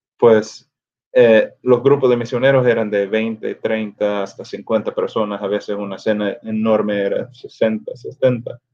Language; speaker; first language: Spanish; early bilingual, other home language; English